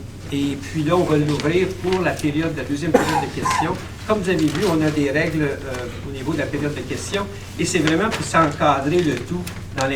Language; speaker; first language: French; native; French